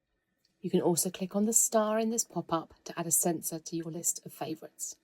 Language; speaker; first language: English; native; English